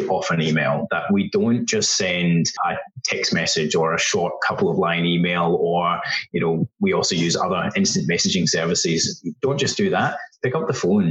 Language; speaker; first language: English; native; English